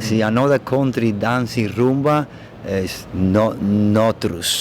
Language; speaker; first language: English; non-native, learner; Spanish